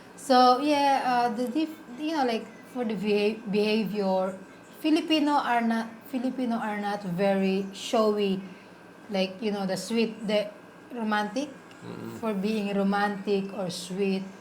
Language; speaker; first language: English; non-native, local second language; Cebuano